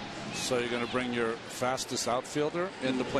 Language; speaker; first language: English; native; English